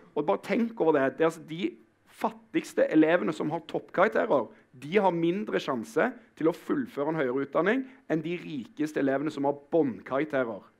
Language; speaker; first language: Norwegian; native; Norwegian